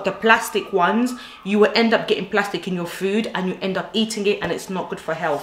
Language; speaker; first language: English; early bilingual, other home language; Lingala